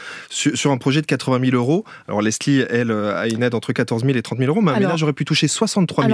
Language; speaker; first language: French; native; French